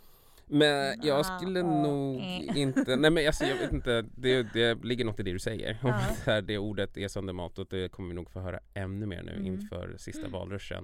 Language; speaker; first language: Swedish; early bilingual, other home language; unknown